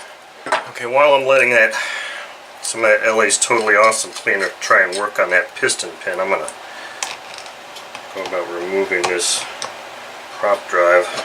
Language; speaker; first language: English; native; English